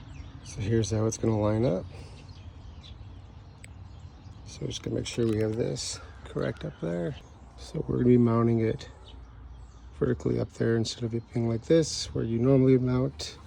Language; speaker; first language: English; native; English